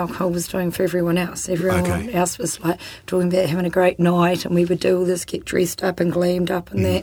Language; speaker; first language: English; native; English